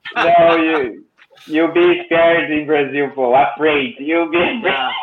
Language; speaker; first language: English; non-native, learner; Portuguese